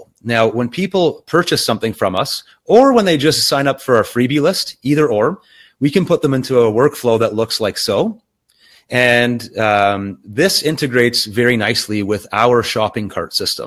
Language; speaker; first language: English; native; English